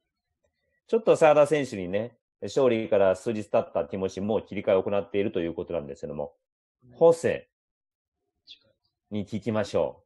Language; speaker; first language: Japanese; native; Japanese